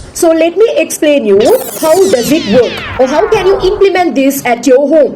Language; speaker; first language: English; non-native, local second language; Tamil